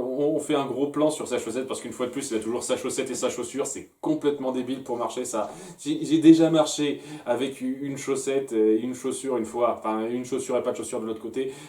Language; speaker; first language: French; native; French